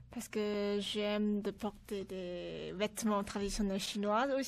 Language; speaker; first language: French; non-native, learner; Chinese